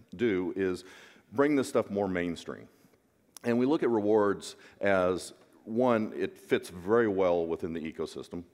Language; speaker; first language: English; native; English